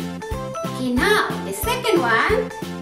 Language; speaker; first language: English; non-native, fluent; Indonesian